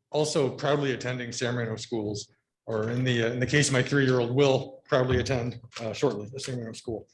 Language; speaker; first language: English; native; English